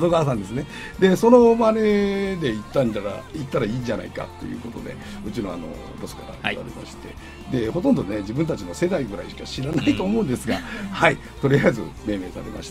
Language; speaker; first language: Japanese; native; Japanese